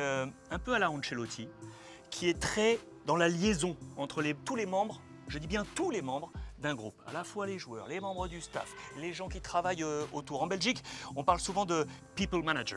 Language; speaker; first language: French; native; French